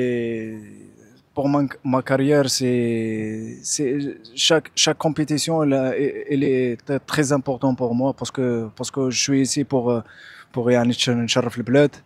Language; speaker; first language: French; non-native, local second language; Arabic